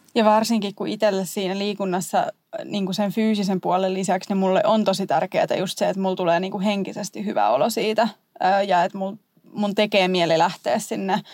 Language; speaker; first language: Finnish; native; Finnish